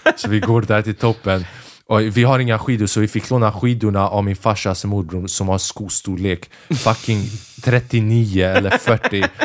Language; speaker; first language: Swedish; early bilingual, other home language; Albanian